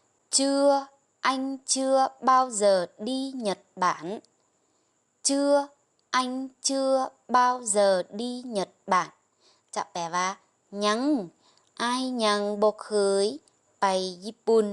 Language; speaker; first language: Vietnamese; non-native, fluent; Lao